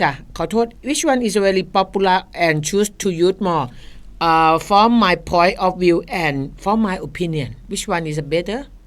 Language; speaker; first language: English; non-native, learner; Thai